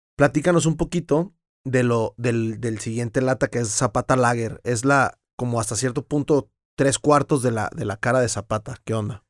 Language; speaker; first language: Spanish; native; Spanish